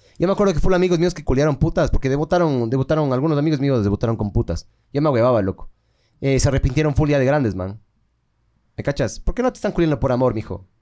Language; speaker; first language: Spanish; native; Spanish